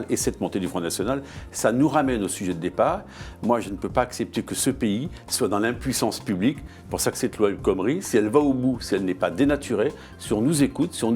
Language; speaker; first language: French; native; French